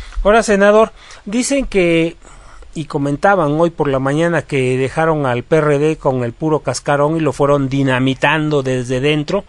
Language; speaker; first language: Spanish; native; Spanish